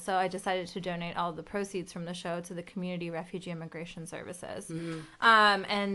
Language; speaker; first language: English; early bilingual, other home language; Urdu